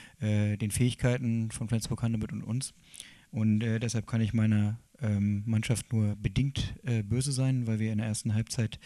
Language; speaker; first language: German; native; German